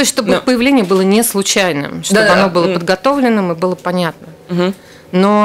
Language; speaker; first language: Russian; native; Russian